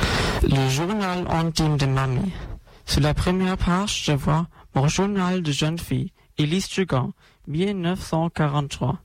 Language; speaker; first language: French; non-native, learner; German